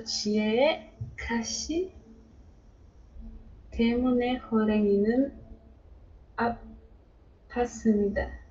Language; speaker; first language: Korean; non-native, learner; Portuguese